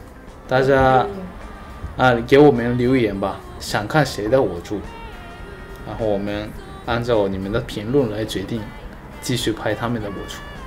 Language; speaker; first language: Chinese; non-native, fluent; Japanese